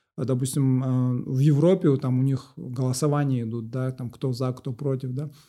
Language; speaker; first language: Russian; non-native, local second language; Kazakh